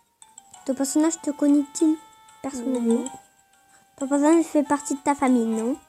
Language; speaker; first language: French; native; French